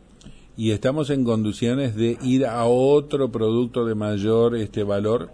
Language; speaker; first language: Spanish; native; Spanish